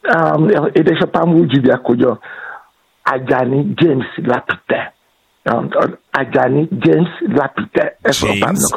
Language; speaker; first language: Hungarian; non-native, fluent; Yoruba